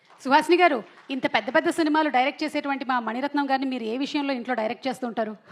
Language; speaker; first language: Telugu; native; Telugu